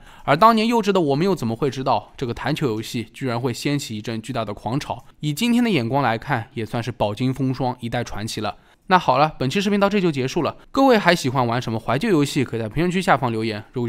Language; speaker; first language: Chinese; native; Chinese